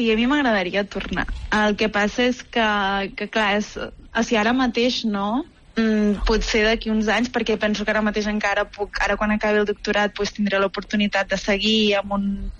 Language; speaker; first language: Catalan; native; Catalan